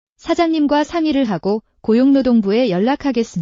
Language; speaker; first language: Korean; non-native, learner; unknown